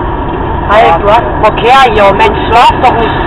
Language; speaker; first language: German; native; German